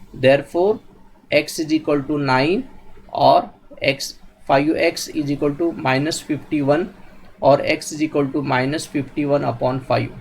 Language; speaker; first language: Hindi; non-native, local second language; Marathi